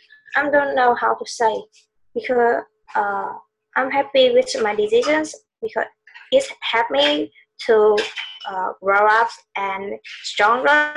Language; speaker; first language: English; non-native, learner; Vietnamese